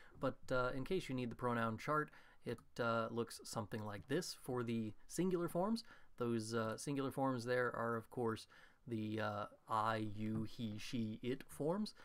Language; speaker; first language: English; native; English